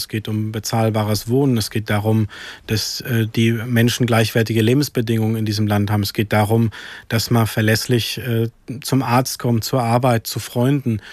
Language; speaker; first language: German; early bilingual, other home language; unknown